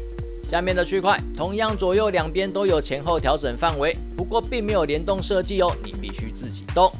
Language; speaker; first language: Chinese; native; Chinese